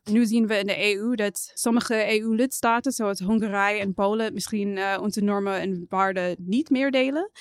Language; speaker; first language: Dutch; non-native, fluent; English